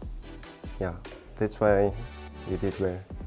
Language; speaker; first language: English; non-native, learner; Korean